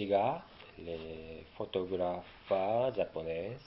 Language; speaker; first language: French; non-native, learner; Japanese